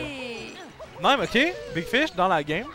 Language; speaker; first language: French; native; French